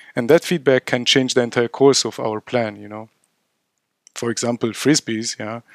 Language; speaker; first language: English; non-native, fluent; Arabic